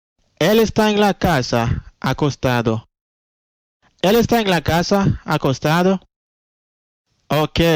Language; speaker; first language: Spanish; non-native, fluent; Haitian Creole